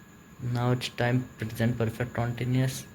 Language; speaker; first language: English; non-native, learner; Hindi